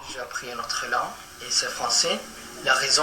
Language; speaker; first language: French; non-native, learner; Filipino